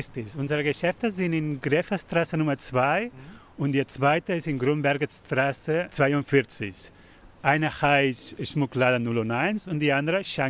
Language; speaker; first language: German; non-native, learner; Spanish